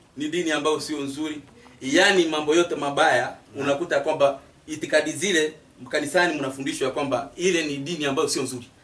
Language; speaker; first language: Swahili; non-native, local second language; Kikuyu